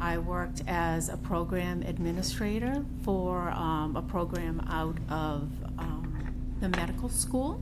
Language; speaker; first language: English; native; English